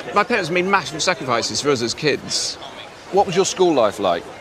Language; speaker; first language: English; native; English